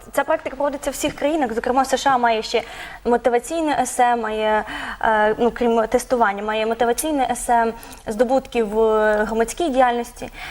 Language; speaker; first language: Ukrainian; native; Ukrainian